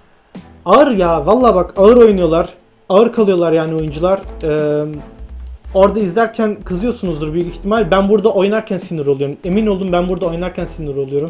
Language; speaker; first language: Turkish; native; Turkish